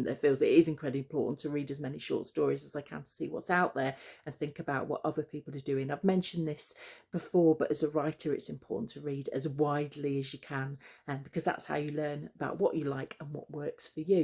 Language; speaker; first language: English; native; English